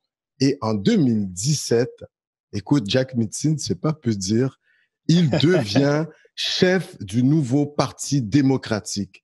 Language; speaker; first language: French; native; French